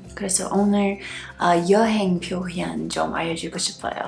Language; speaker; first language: Korean; non-native, fluent; English